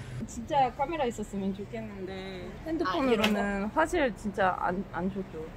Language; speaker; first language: Korean; non-native, fluent; French